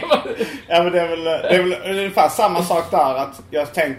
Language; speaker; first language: Swedish; native; Swedish